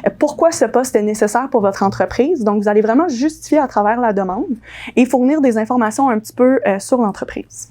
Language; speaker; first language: French; early bilingual, other home language; English